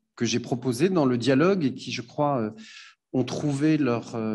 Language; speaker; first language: French; native; French